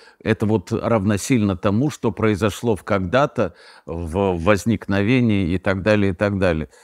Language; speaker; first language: Russian; native; Russian